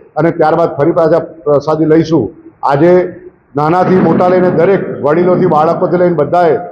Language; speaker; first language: Gujarati; non-native, local second language; Sindhi